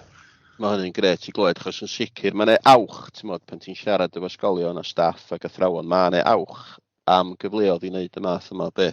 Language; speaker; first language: Welsh; native; Welsh